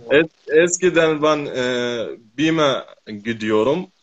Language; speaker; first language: Turkish; non-native, learner; Arabic